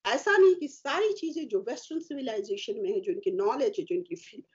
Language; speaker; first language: Hindi; native; Hindi